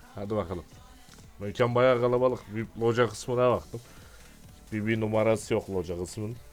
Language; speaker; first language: Turkish; native; Turkish